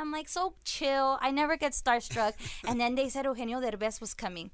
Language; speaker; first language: English; early bilingual, other home language; Spanish